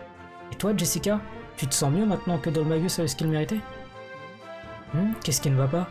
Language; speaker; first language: French; native; French